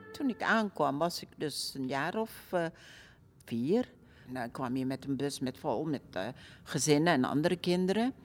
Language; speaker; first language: Dutch; early bilingual, other home language; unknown